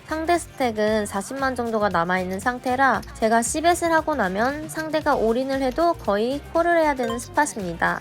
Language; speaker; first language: Korean; native; Korean